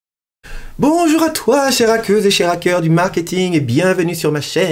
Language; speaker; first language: French; native; French